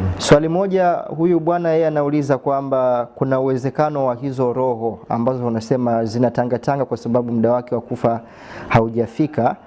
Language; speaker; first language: Swahili; native; Swahili